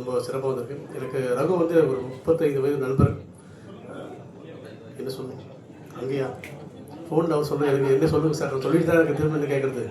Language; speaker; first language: Tamil; native; Tamil